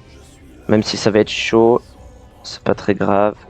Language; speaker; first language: French; native; French